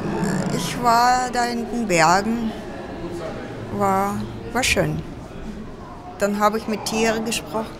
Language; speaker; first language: German; non-native, fluent; Russian